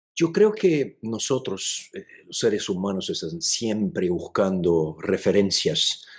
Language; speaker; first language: Spanish; non-native, fluent; Portuguese